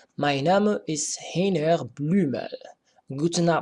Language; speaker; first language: German; non-native, fluent; Arabic